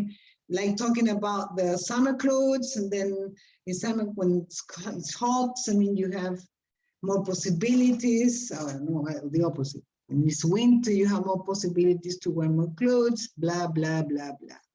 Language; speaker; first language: English; non-native, fluent; Spanish